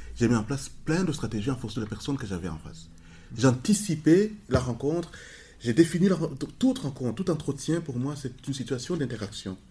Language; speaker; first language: French; non-native, local second language; Kinyarwanda